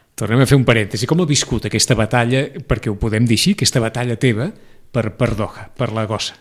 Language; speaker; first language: Catalan; native; Catalan